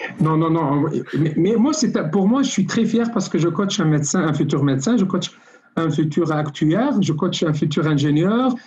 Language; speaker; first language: French; non-native, local second language; Arabic